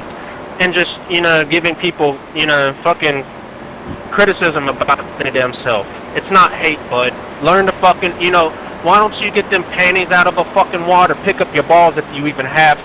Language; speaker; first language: English; native; English